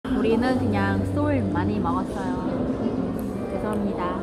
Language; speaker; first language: Korean; non-native, learner; Vietnamese